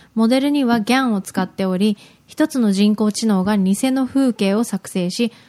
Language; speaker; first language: Japanese; native; Japanese